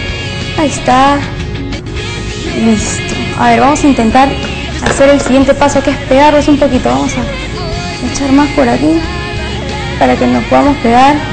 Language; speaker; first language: Spanish; native; Spanish